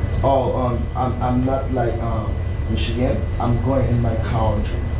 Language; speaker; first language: English; non-native, learner; Haitian Creole